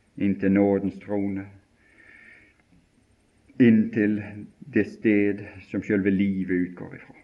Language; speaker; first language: Norwegian; native; Norwegian